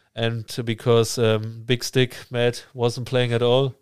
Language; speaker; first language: English; non-native, fluent; German